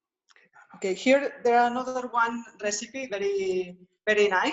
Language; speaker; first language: English; non-native, learner; Spanish